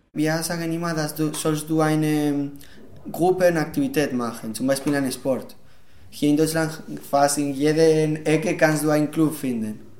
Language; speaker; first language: German; non-native, learner; Spanish